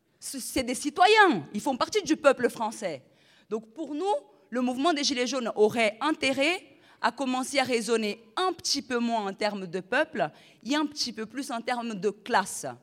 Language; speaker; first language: French; non-native, fluent; Portuguese